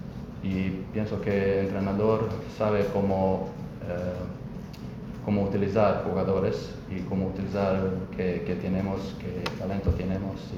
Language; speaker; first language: Spanish; non-native, learner; Croatian